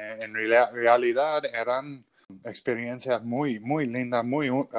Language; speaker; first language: Spanish; early bilingual, other home language; English